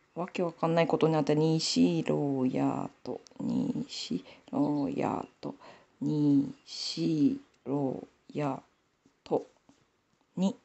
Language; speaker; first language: Japanese; native; Japanese